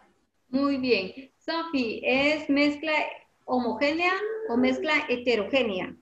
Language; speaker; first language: Spanish; native; Spanish